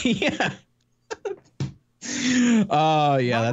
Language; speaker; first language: English; native; English